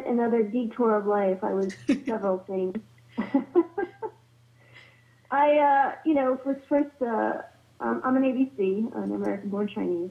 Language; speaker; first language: English; native; English